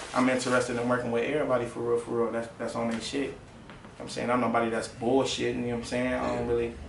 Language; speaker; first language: English; native; English